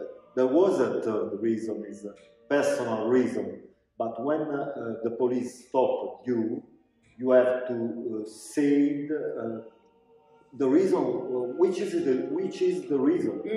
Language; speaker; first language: English; non-native, learner; Italian